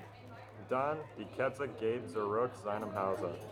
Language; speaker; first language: German; non-native, learner; English